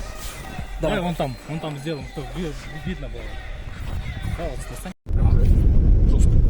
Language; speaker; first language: Russian; non-native, local second language; Kyrgyz